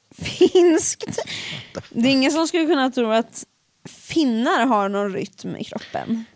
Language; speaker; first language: Swedish; early bilingual, other home language; Finnish